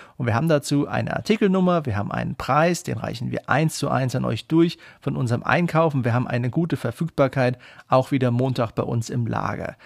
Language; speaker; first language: German; native; German